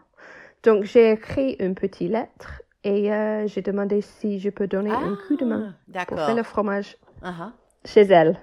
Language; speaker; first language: French; non-native, fluent; English